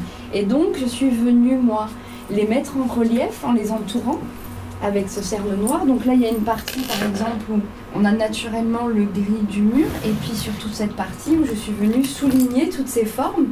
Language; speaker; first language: French; native; French